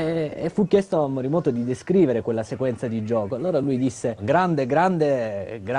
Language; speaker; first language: Italian; native; Italian